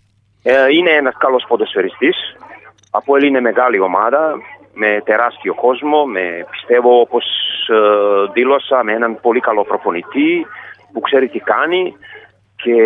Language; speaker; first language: Greek; non-native, fluent; Serbian